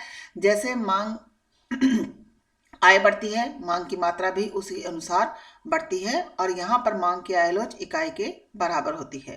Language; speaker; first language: Hindi; native; Hindi